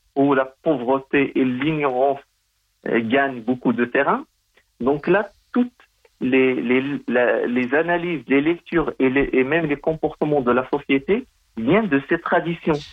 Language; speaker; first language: French; non-native, local second language; Arabic